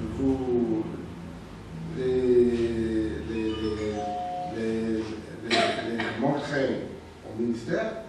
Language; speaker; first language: French; non-native, local second language; Arabic